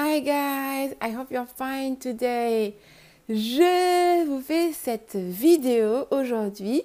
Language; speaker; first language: French; native; French